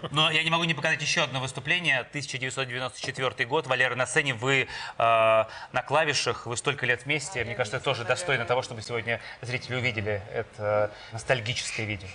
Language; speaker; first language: Russian; native; Russian